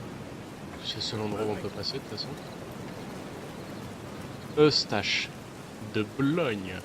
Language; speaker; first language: French; native; French